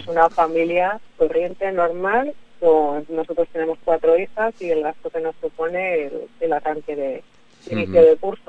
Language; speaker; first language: Spanish; native; Spanish